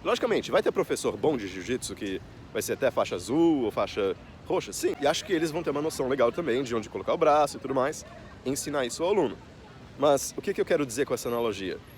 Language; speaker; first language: Portuguese; native; Portuguese